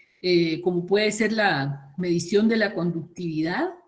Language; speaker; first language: Spanish; native; Spanish